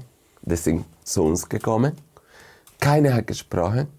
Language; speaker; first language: German; non-native, fluent; Spanish